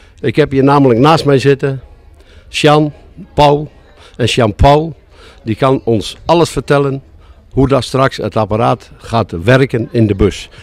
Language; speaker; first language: Dutch; native; Dutch